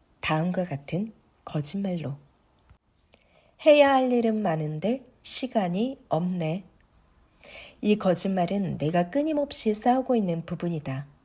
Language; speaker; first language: Korean; native; Korean